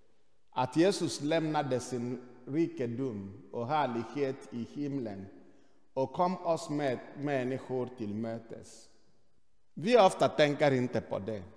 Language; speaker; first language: Swedish; non-native, fluent; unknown